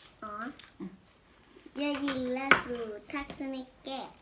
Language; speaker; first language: Swedish; early bilingual, other home language; Thai